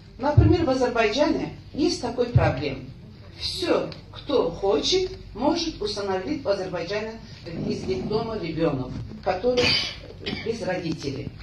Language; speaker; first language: Russian; non-native, local second language; Azerbaijani